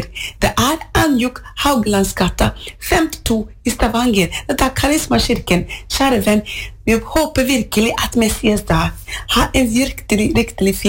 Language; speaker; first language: Norwegian; non-native, fluent; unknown